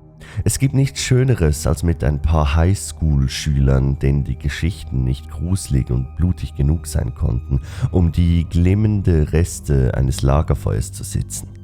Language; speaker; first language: German; native; German